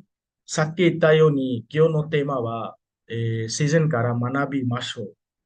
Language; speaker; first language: Japanese; non-native, fluent; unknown